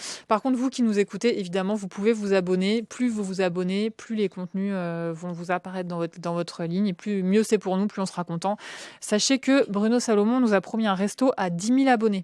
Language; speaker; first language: French; native; French